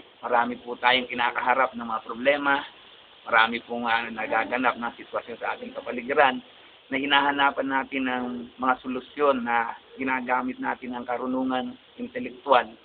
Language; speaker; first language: Filipino; non-native, local second language; Bikol